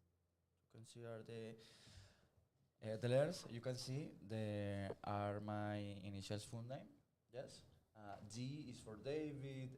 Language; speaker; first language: English; non-native, learner; Spanish